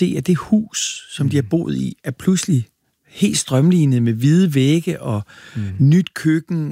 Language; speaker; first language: Danish; native; Danish